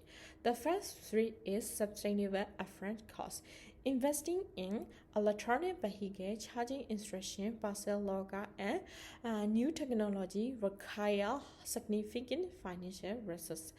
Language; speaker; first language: English; non-native, learner; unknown